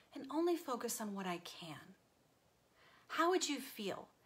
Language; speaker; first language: English; native; English